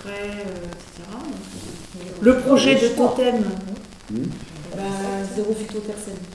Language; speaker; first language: French; native; French